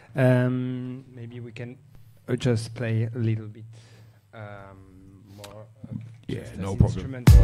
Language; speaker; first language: English; non-native, learner; French